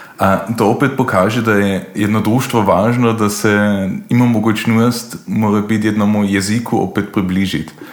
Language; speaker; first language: Croatian; native; Croatian